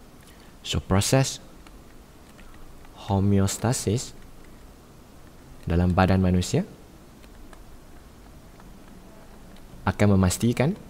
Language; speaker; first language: Malay; native; Malay